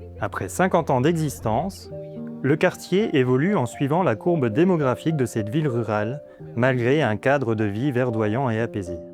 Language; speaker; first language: French; native; French